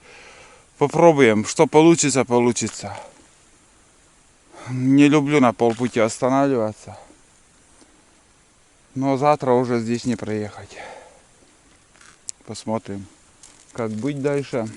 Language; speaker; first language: Russian; native; Russian